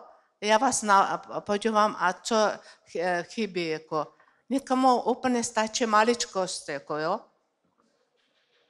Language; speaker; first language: Czech; non-native, learner; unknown